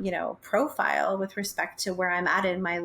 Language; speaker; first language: English; native; English